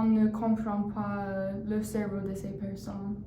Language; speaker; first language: French; non-native, learner; English